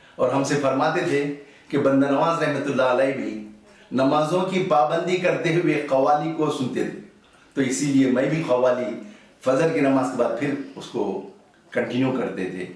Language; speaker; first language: Urdu; native; Urdu